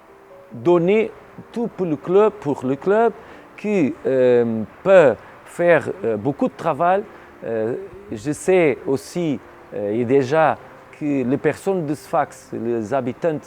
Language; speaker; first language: French; non-native, learner; Portuguese